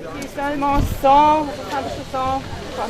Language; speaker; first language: French; non-native, learner; German